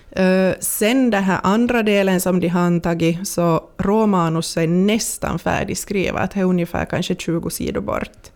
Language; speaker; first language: Swedish; native; Swedish